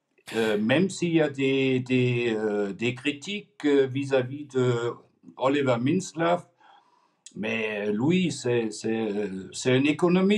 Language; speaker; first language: French; non-native, fluent; German